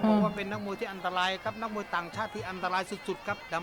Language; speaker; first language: Thai; native; Thai